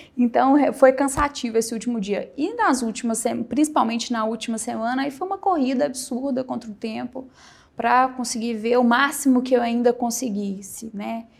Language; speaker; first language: Portuguese; native; Portuguese